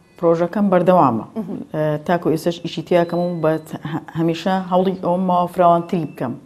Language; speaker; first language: Central Kurdish; native; Central Kurdish